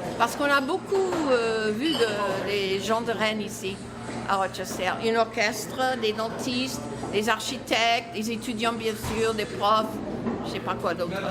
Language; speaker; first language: French; non-native, fluent; English